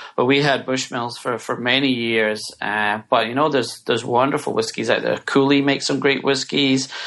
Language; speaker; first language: English; native; English